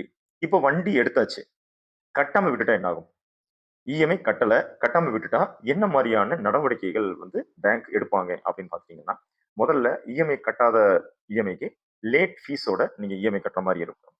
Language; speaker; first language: Tamil; native; Tamil